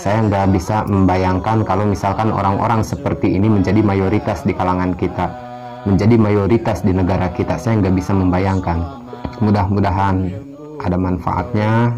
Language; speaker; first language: Indonesian; non-native, local second language; Sundanese